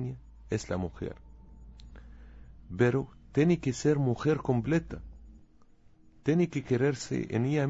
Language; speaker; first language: Spanish; non-native, learner; Arabic